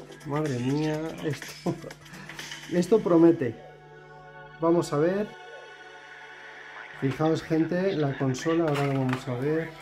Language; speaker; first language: Spanish; native; Spanish